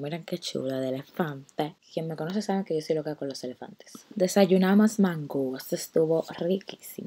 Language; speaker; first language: Spanish; native; Spanish